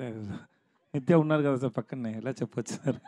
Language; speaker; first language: Telugu; non-native, learner; Tamil